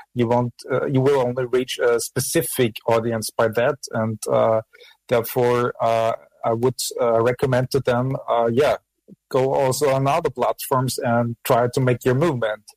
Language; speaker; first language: English; non-native, fluent; German